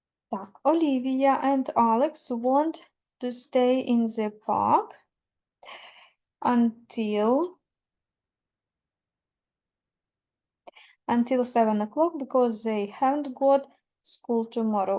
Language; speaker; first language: English; non-native, fluent; Ukrainian